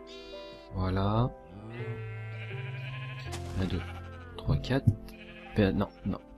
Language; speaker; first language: French; native; French